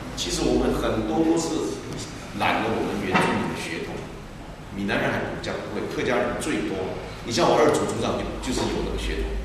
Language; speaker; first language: Chinese; native; Chinese